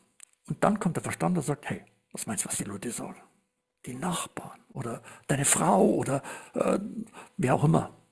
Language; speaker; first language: German; native; German